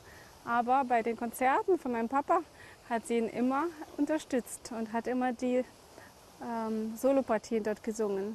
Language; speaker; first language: German; native; German